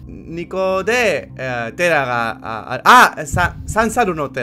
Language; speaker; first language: Japanese; non-native, learner; Spanish